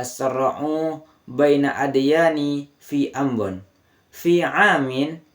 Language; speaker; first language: Arabic; non-native, learner; Indonesian